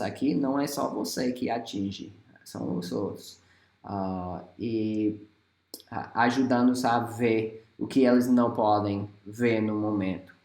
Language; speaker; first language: Portuguese; non-native, fluent; English